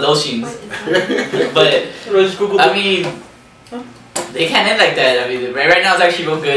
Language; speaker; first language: English; native; English